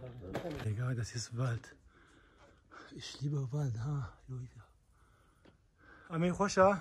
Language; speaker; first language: German; non-native, learner; Persian